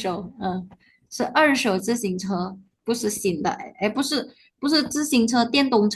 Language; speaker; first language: Chinese; non-native, fluent; Indonesian